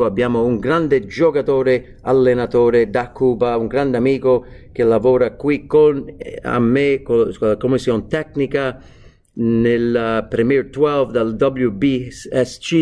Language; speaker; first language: Italian; non-native, fluent; English